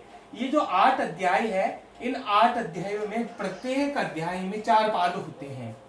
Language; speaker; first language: Hindi; native; Hindi